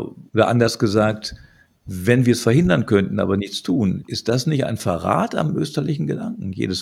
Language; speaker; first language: German; native; German